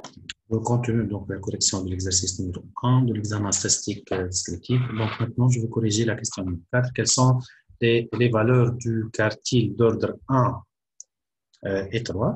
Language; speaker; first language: French; non-native, local second language; Arabic